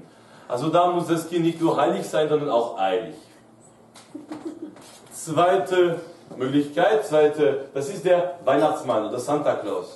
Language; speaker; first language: German; non-native, fluent; French